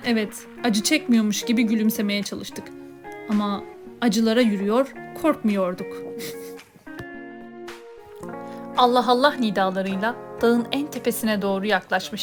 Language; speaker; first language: Turkish; native; Turkish